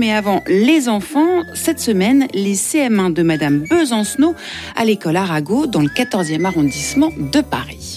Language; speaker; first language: French; native; French